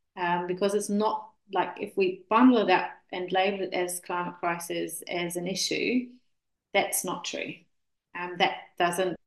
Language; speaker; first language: English; non-native, fluent; German